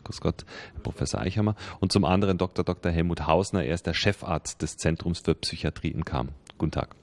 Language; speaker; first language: German; native; German